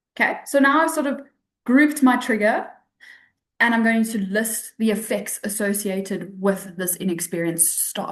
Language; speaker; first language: English; native; English